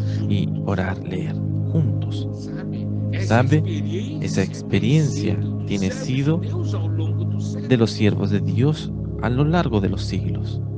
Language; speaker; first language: Spanish; non-native, fluent; Portuguese